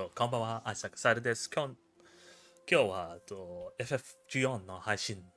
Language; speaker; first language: Japanese; non-native, learner; English